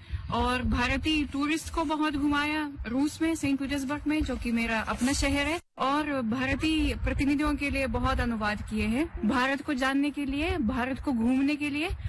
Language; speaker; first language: Hindi; non-native, fluent; Russian